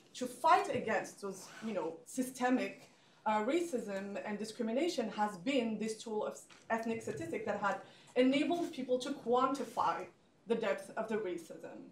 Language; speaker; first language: English; non-native, fluent; French